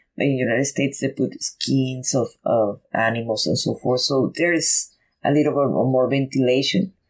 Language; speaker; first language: English; non-native, fluent; Spanish